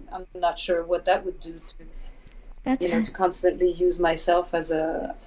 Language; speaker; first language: English; non-native, fluent; French